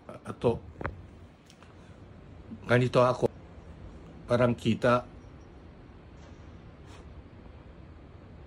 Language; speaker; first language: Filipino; non-native, learner; Japanese